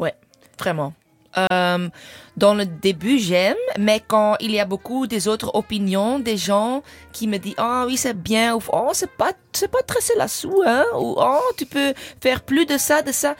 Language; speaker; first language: French; non-native, learner; English